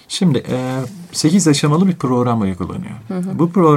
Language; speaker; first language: Turkish; native; Turkish